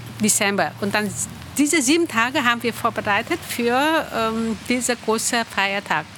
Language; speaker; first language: German; non-native, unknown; Vietnamese